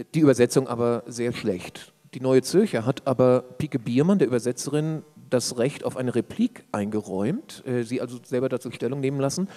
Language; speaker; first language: German; native; German